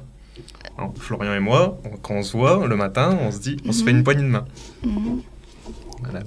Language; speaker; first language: French; native; French